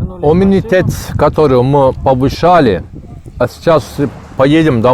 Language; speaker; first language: Russian; non-native, learner; Turkish